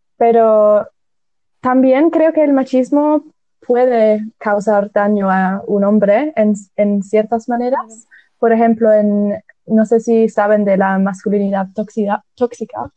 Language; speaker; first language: Spanish; non-native, fluent; English